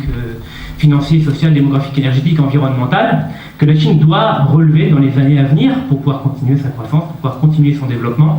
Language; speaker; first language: French; native; French